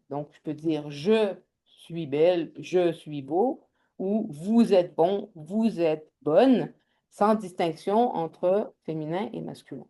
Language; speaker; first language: French; native; French